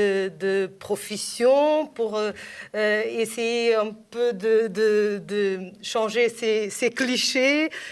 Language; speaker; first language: French; non-native, fluent; Portuguese